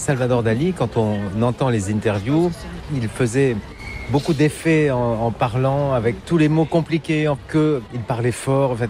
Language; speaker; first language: French; native; French